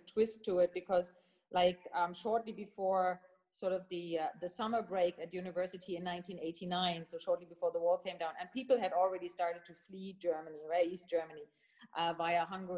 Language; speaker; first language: English; non-native, fluent; German